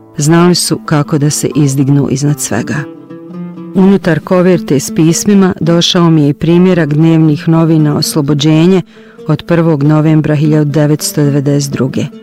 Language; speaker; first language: Bosnian; early bilingual, heritage; Bosnian